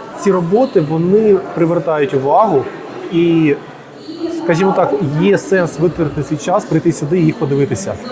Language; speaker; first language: Ukrainian; native; Ukrainian